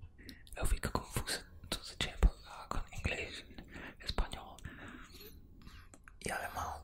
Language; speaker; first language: Portuguese; non-native, learner; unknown